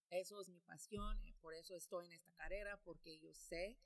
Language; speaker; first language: Spanish; early bilingual, heritage; Spanish